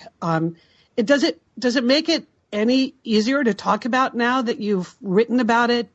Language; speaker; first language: English; native; English